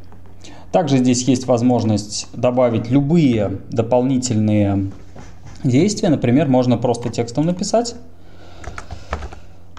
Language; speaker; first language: Russian; native; Russian